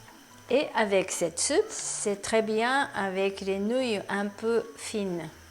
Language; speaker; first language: French; non-native, learner; Japanese